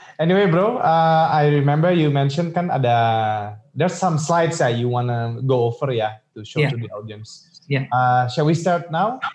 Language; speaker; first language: English; non-native, local second language; Indonesian